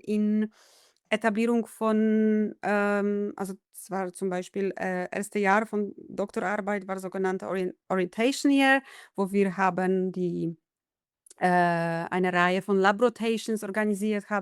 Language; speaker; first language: German; non-native, fluent; Polish